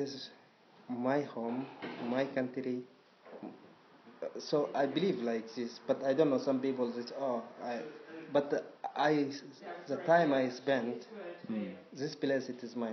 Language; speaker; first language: English; non-native, learner; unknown